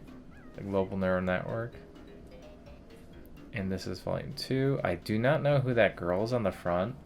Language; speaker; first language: English; native; English